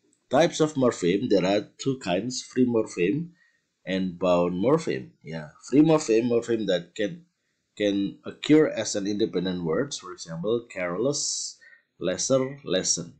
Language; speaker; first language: English; non-native, fluent; Indonesian